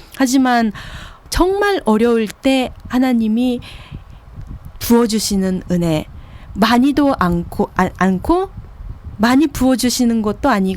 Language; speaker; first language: Korean; early bilingual, heritage; Korean